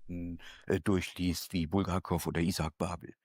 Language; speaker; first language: German; native; German